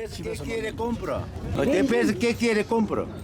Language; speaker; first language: Spanish; non-native, local second language; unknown